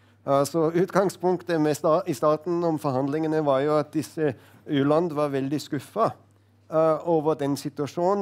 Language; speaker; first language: Norwegian; non-native, fluent; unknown